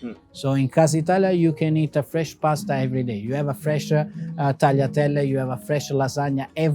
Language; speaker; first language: English; non-native, fluent; Italian